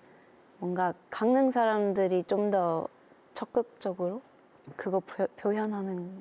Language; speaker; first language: Korean; non-native, learner; English